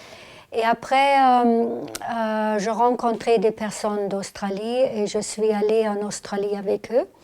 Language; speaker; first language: French; non-native, fluent; German